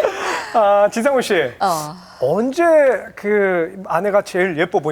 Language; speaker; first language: Korean; native; Korean